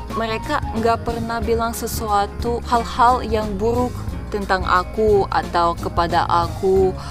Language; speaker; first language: Indonesian; non-native, fluent; Russian